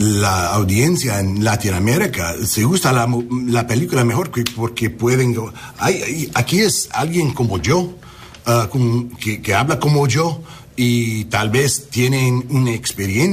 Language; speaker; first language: Spanish; non-native, learner; English